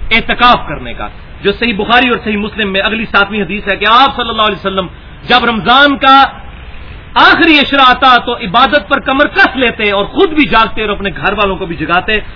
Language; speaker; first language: Urdu; non-native, local second language; Punjabi